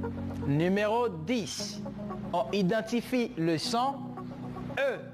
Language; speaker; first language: French; non-native, fluent; Spanish